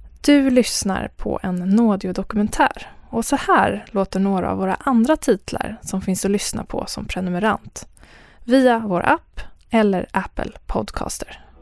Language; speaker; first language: Swedish; native; Swedish